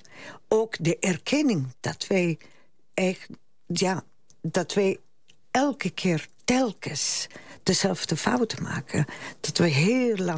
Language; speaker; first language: Dutch; non-native, fluent; Spanish